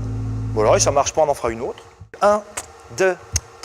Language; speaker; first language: French; native; French